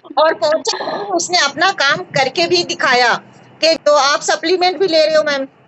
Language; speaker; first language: Hindi; native; Hindi